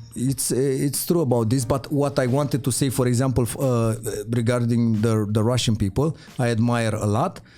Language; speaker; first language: English; non-native, fluent; Romanian